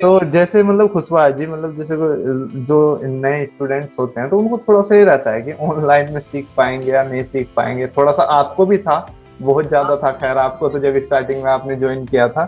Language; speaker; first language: Hindi; native; Hindi